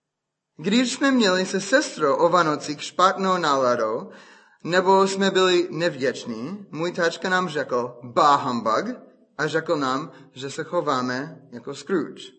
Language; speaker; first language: Czech; non-native, fluent; English